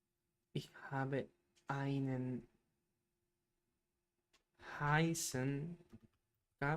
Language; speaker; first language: German; non-native, learner; Spanish